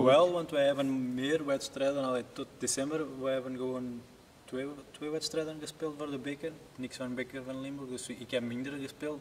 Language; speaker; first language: Dutch; non-native, learner; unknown